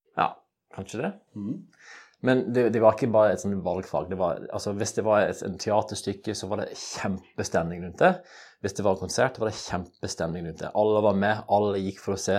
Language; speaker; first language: Norwegian; non-native, fluent; English